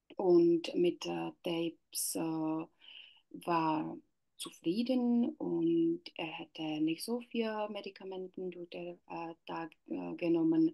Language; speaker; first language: German; non-native, learner; Czech